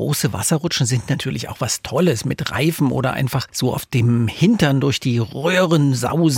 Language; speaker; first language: German; native; German